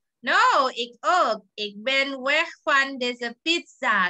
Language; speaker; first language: Dutch; non-native, learner; Indonesian